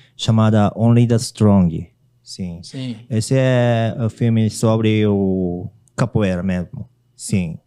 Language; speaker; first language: Portuguese; non-native, learner; Japanese